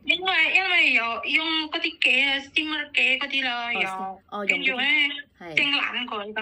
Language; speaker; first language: Cantonese; non-native, fluent; Indonesian